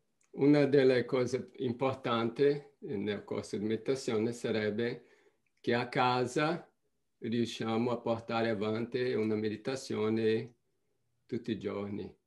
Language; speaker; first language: Italian; non-native, fluent; Portuguese